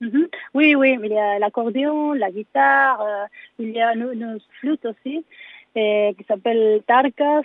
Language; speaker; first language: French; non-native, learner; Spanish